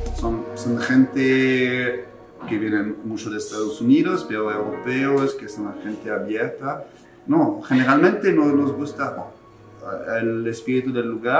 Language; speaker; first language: Spanish; non-native, fluent; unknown